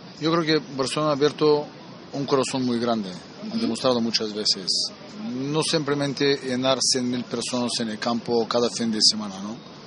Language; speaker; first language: Spanish; non-native, fluent; Bulgarian